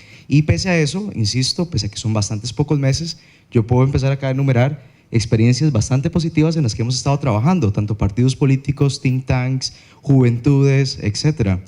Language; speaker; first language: Spanish; native; Spanish